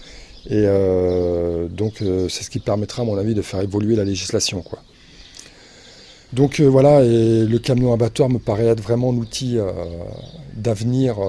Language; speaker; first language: French; native; French